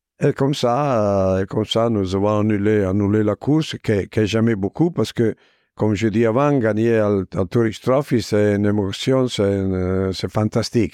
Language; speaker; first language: French; non-native, fluent; Italian